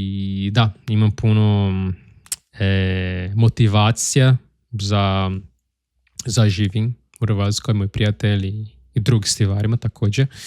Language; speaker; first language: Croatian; non-native, learner; Portuguese